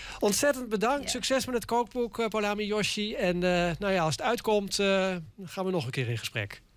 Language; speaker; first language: Dutch; native; Dutch